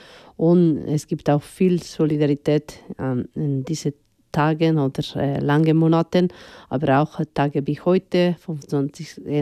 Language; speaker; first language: German; non-native, fluent; Spanish